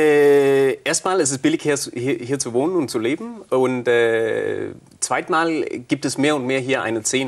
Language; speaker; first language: German; non-native, fluent; Danish